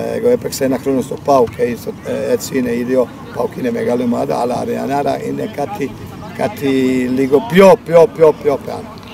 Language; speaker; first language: Greek; non-native, learner; Bosnian